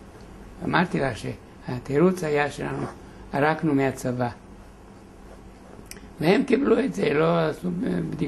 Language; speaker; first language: Hebrew; non-native, fluent; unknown